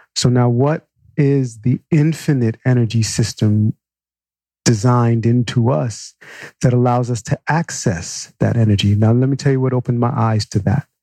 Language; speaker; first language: English; native; English